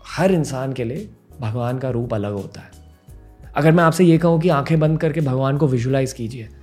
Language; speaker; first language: Hindi; non-native, local second language; English